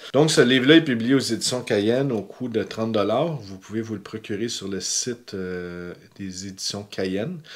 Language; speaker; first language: French; native; French